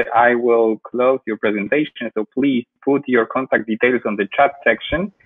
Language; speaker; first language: English; non-native, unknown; Polish